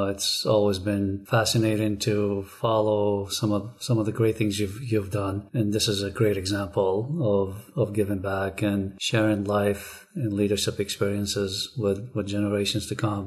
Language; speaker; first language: English; non-native, fluent; Arabic